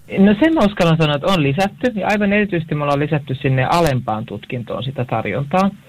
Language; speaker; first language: Finnish; native; Finnish